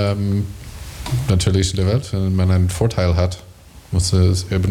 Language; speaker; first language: German; non-native, learner; English